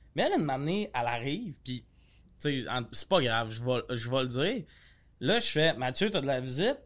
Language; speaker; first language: French; native; French